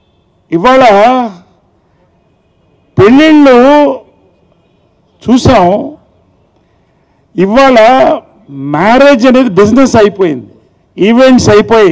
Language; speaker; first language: Telugu; native; Telugu